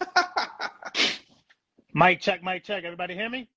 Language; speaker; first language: English; native; English